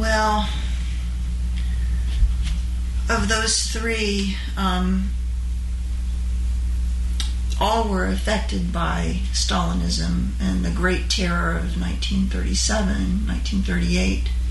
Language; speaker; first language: English; native; English